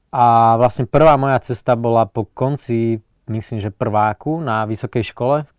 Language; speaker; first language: Slovak; native; Slovak